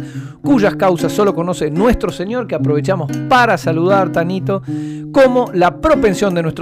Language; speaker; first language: Spanish; native; Spanish